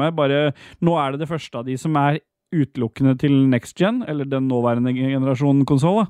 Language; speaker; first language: Norwegian; native; Norwegian